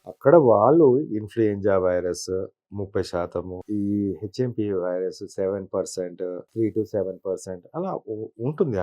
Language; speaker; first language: Telugu; native; Telugu